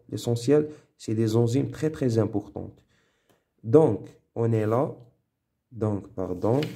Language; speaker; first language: French; non-native, local second language; Arabic